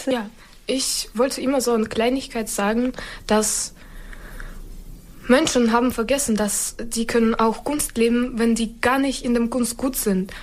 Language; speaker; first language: German; non-native, learner; Ukrainian